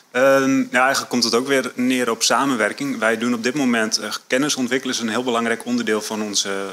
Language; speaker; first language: Dutch; native; Dutch